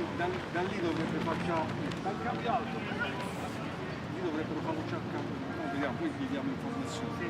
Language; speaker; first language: Italian; native; Italian